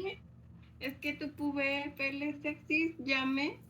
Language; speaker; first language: French; non-native, learner; Spanish